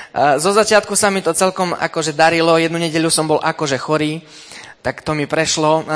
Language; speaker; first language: Slovak; early bilingual, heritage; Slovak